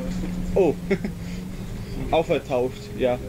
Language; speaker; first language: German; native; German